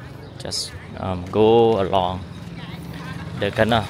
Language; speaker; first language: English; non-native, learner; Khmer